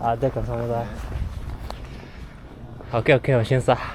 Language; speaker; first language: Korean; non-native, learner; Arabic